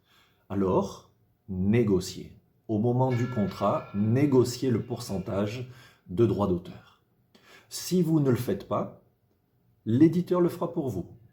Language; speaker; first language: French; native; French